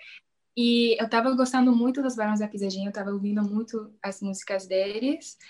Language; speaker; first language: Portuguese; non-native, fluent; English